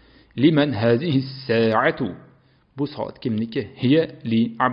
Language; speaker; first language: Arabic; non-native, fluent; Uzbek